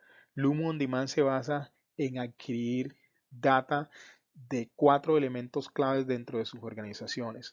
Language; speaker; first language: Spanish; native; Spanish